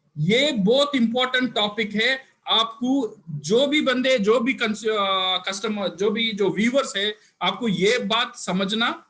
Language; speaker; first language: Hindi; non-native, local second language; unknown